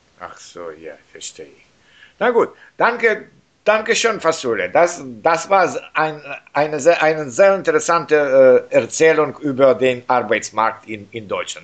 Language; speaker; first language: German; non-native, learner; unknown